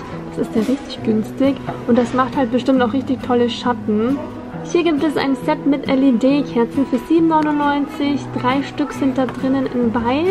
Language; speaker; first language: German; native; German